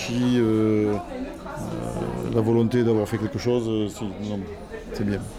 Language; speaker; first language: French; native; French